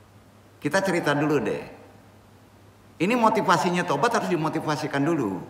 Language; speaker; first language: Indonesian; native; Indonesian